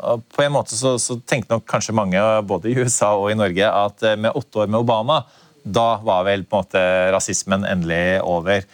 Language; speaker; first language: Norwegian; native; Norwegian